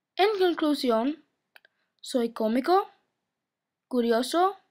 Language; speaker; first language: Spanish; non-native, learner; English